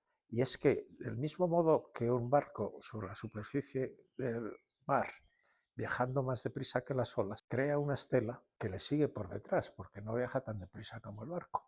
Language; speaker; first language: Spanish; native; Spanish